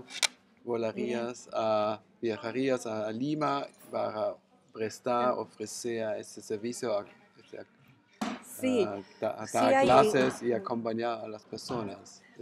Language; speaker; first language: Spanish; non-native, fluent; German